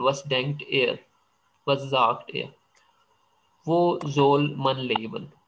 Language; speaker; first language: German; non-native, fluent; Urdu